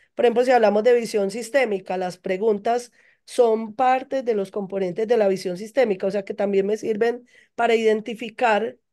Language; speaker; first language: Spanish; native; Spanish